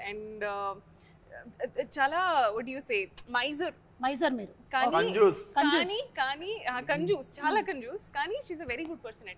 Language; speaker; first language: Telugu; non-native, fluent; Hindi